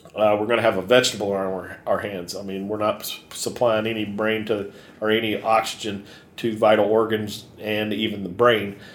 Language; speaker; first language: English; native; English